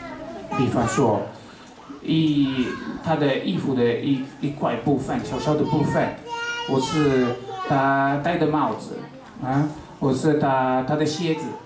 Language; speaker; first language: Chinese; non-native, fluent; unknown